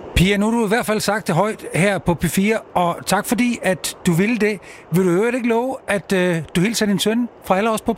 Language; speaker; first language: Danish; native; Danish